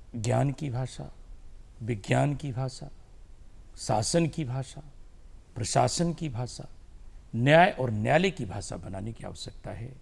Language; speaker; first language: Hindi; native; Hindi